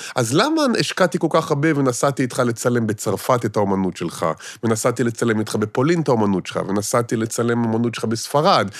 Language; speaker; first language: Hebrew; native; Hebrew